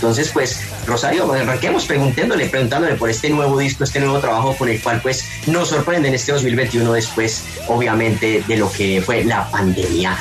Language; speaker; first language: Spanish; native; Spanish